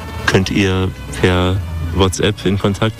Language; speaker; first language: German; native; German